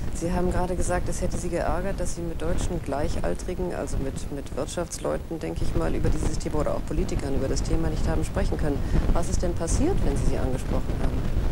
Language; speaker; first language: German; native; German